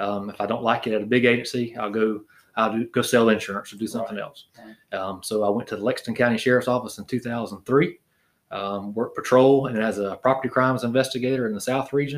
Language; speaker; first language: English; native; English